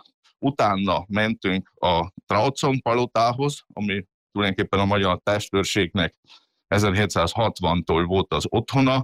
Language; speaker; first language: Hungarian; native; Hungarian